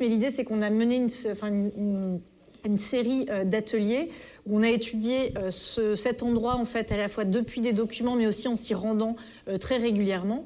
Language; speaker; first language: French; native; French